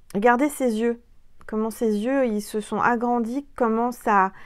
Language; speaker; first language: French; native; French